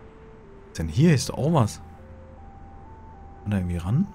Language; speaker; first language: German; native; German